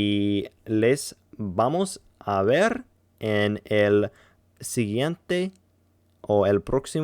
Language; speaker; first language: Spanish; non-native, learner; English